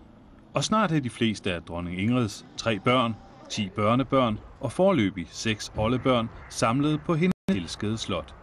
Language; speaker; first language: Danish; native; Danish